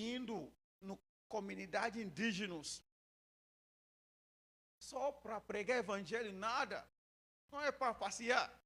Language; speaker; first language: Portuguese; non-native, learner; Yoruba